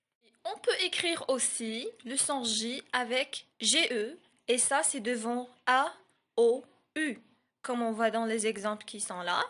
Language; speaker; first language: French; non-native, local second language; Arabic